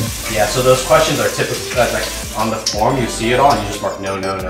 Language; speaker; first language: English; early bilingual, other home language; Vietnamese